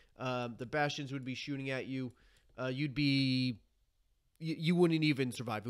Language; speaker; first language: English; native; English